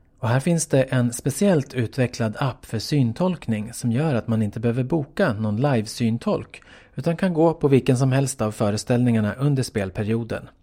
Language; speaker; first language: Swedish; native; Swedish